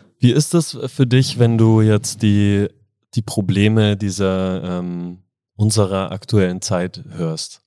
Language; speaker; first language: German; native; German